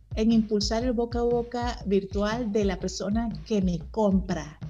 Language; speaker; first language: Spanish; native; Spanish